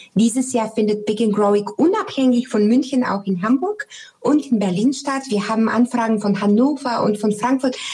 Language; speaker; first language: German; non-native, fluent; Bulgarian